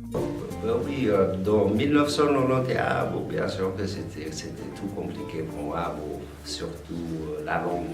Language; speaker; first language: French; non-native, learner; Tigrinya